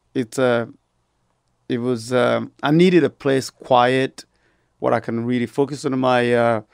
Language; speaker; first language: English; non-native, fluent; Rundi